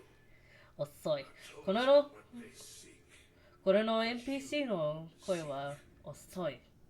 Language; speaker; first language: Japanese; non-native, learner; English